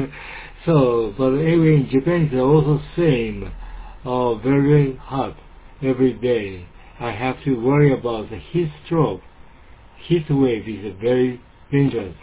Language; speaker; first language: English; non-native, learner; Japanese